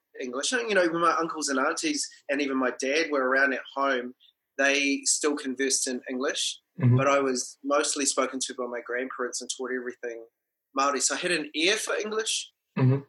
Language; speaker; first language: English; non-native, local second language; Māori